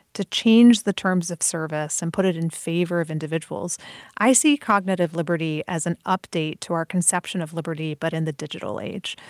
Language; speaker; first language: English; early bilingual, other home language; Persian